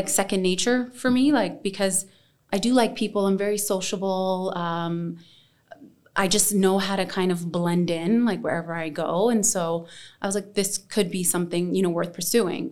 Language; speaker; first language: English; native; English